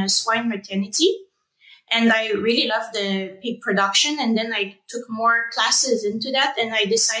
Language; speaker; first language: English; non-native, fluent; French